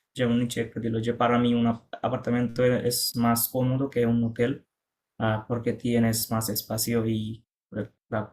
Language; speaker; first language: Spanish; non-native, fluent; Bangla